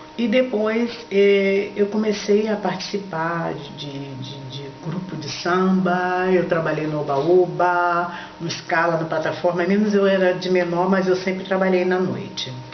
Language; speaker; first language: Portuguese; native; Portuguese